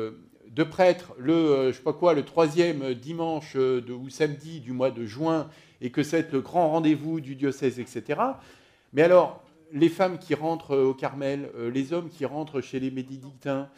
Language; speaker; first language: French; native; French